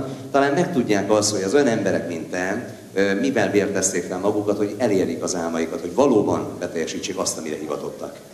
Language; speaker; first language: Hungarian; native; Hungarian